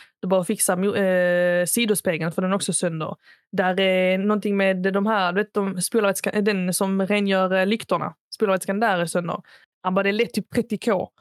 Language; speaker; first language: Swedish; early bilingual, other home language; Arabic